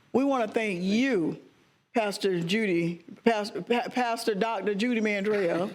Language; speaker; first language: English; native; English